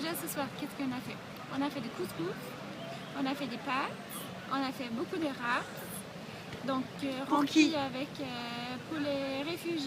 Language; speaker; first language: French; non-native, fluent; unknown